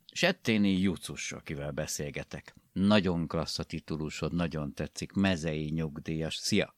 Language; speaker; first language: Hungarian; native; Hungarian